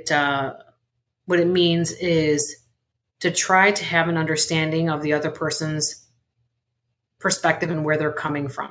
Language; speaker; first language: English; early bilingual, other home language; Spanish